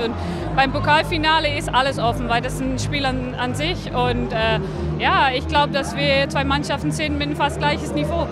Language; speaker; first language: German; non-native, fluent; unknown